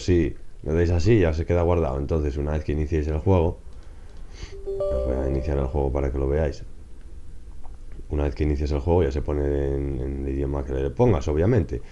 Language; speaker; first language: Spanish; native; Spanish